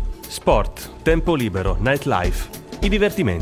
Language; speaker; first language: Italian; native; Italian